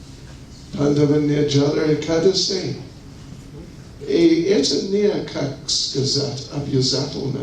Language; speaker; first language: Russian; non-native, learner; English